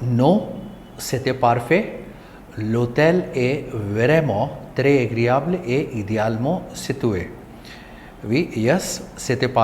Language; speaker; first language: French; non-native, learner; Hindi